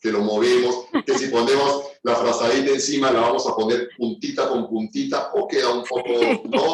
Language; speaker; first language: Spanish; native; Spanish